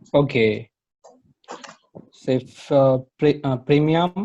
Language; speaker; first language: French; non-native, learner; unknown